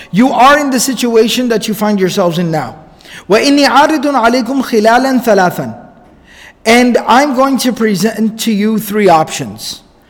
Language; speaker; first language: English; native; English